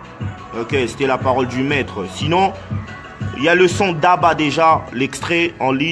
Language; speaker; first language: French; non-native, local second language; Lingala